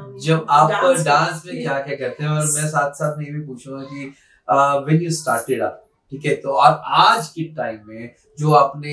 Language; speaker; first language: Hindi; native; Hindi